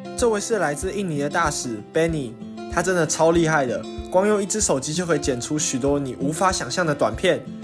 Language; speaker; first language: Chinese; native; Chinese